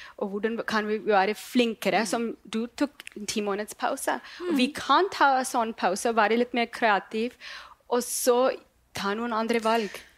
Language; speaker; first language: Norwegian; non-native, learner; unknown